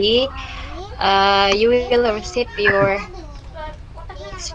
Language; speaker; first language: English; non-native, learner; Indonesian